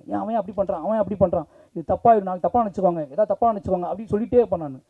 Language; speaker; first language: Tamil; native; Tamil